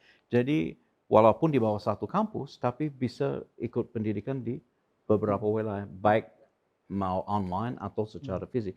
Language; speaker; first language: Indonesian; non-native, fluent; English